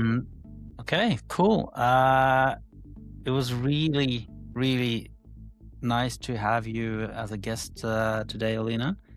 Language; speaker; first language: English; non-native, fluent; Norwegian